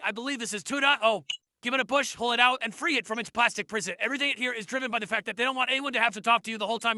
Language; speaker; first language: English; native; English